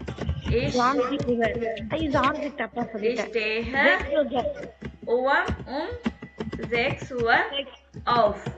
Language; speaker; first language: German; non-native, fluent; Tamil